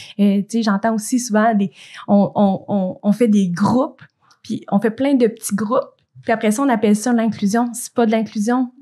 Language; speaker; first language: French; native; French